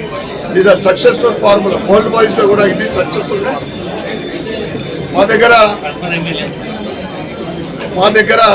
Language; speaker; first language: Telugu; native; Telugu